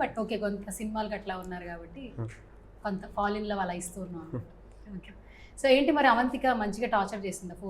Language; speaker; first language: Telugu; native; Telugu